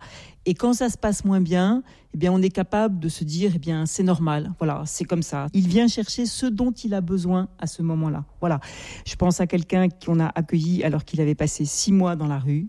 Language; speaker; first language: French; native; French